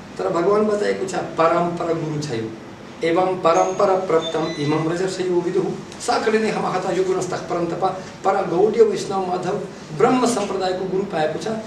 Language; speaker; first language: Nepali; non-native, fluent; Russian